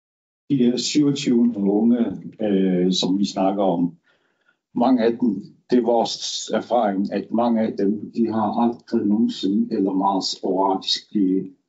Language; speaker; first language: Danish; non-native, local second language; Kalaallisut